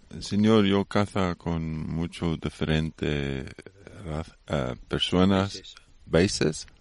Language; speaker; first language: Spanish; non-native, learner; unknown